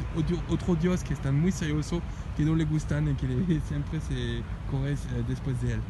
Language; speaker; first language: Spanish; non-native, learner; French